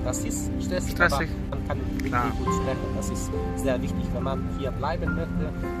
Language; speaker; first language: German; non-native, fluent; Serbian